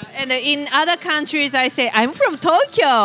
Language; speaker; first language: English; non-native, fluent; Japanese